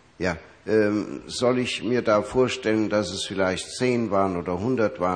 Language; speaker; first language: German; native; German